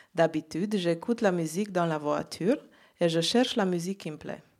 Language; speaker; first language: French; non-native, learner; Hungarian